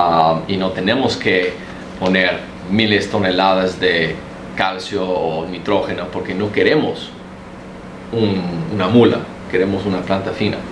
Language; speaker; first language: Spanish; early bilingual, heritage; Spanish